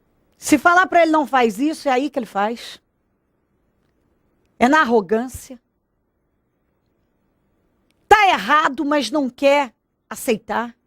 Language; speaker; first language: Portuguese; native; Portuguese